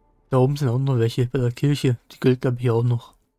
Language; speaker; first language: German; native; German